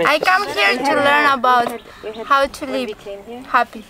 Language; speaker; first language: English; native; English